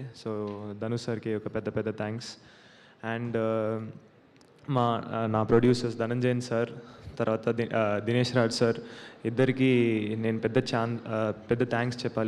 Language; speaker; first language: Telugu; non-native, learner; Tamil